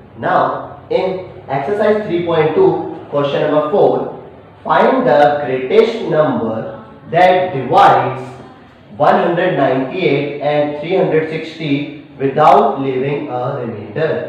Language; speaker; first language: English; non-native, local second language; Hindi